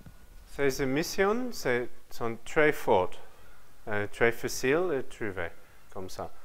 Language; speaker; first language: French; non-native, learner; English